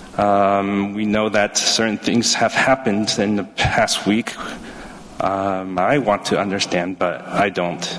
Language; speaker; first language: English; early bilingual, other home language; Chinese